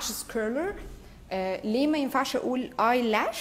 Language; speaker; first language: Arabic; native; Arabic